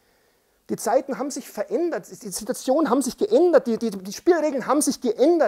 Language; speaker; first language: German; native; German